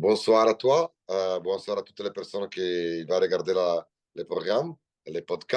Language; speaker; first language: French; non-native, learner; Italian